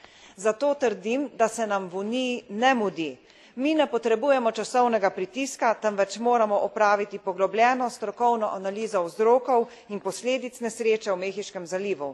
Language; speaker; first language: Slovenian; native; Slovenian